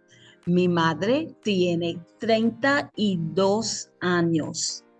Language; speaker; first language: Spanish; non-native, fluent; English